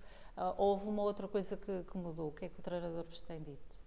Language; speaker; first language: Portuguese; native; Portuguese